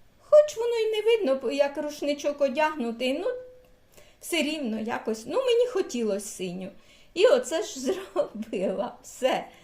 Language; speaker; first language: Ukrainian; native; Ukrainian